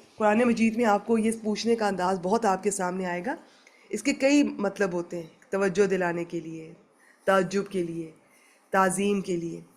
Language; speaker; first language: Urdu; native; Urdu